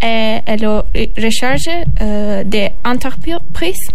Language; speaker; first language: French; non-native, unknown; Turkish